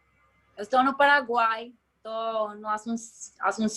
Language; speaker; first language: Portuguese; non-native, learner; Spanish